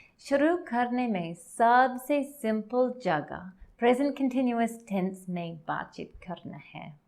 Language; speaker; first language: Hindi; non-native, learner; English